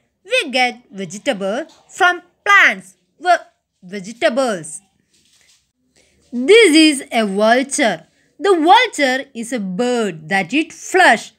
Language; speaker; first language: English; non-native, local second language; Malayalam